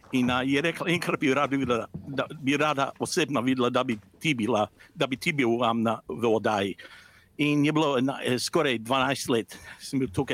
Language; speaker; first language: Slovenian; early bilingual, heritage; English